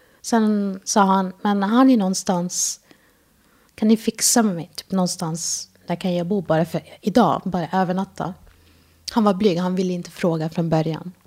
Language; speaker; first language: Swedish; non-native, fluent; Arabic